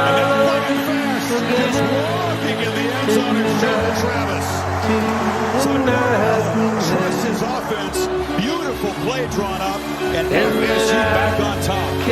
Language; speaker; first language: English; native; English